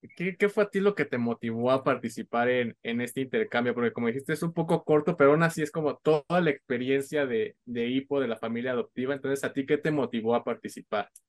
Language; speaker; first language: Spanish; native; Spanish